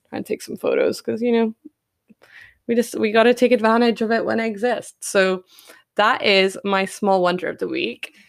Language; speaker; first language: English; native; English